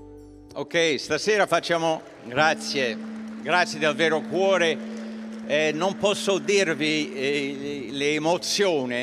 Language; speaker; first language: Italian; early bilingual, heritage; English